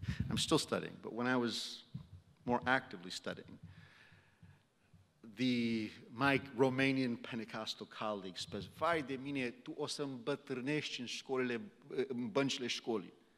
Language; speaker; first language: Romanian; early bilingual, heritage; Romanian